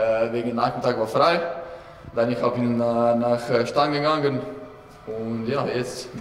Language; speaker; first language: German; non-native, learner; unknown